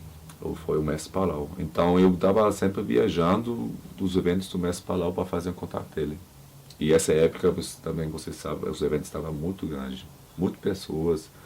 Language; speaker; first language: Portuguese; non-native, learner; German